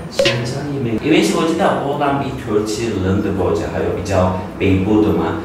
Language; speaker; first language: Chinese; non-native, learner; Turkish